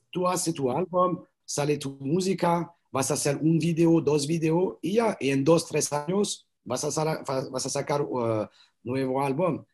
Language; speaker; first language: Spanish; non-native, learner; French